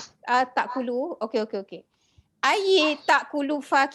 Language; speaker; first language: Arabic; non-native, learner; Malay